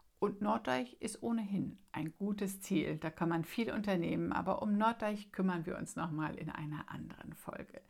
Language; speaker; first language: German; native; German